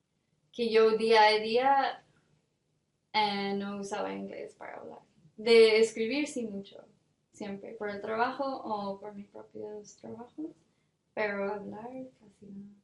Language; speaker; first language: Spanish; non-native, fluent; English